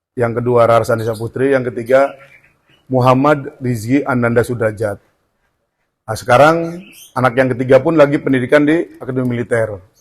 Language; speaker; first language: Indonesian; native; Indonesian